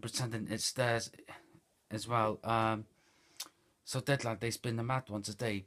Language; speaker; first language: English; native; English